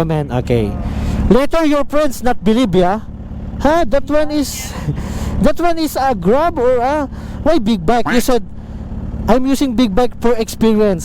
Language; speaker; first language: English; non-native, learner; Filipino